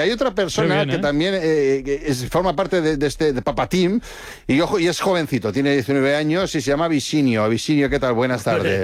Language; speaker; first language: Spanish; native; Spanish